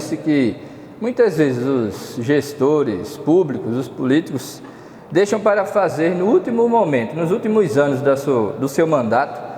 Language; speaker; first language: Portuguese; native; Portuguese